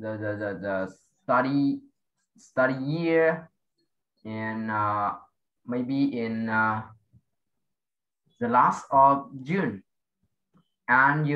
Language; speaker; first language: English; non-native, fluent; Vietnamese